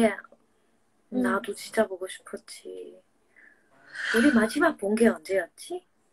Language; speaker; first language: Korean; non-native, fluent; English